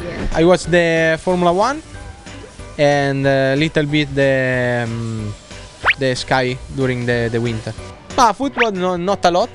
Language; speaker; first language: English; non-native, learner; Italian